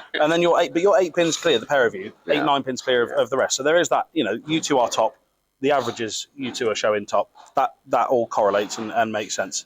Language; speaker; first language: English; native; English